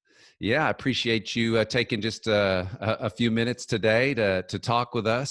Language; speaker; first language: English; native; English